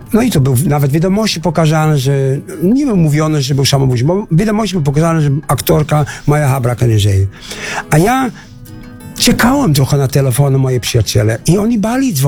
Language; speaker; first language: Polish; non-native, fluent; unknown